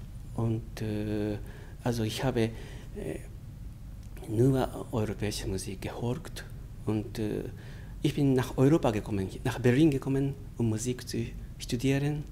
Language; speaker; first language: German; non-native, fluent; Japanese